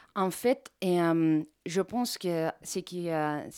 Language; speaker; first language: French; non-native, fluent; Spanish